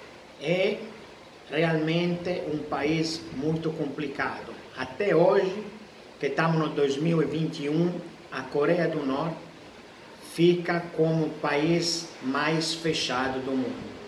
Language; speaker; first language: Portuguese; non-native, fluent; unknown